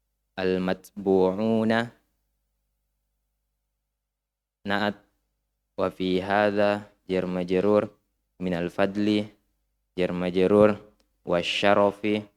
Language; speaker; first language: Arabic; non-native, learner; Indonesian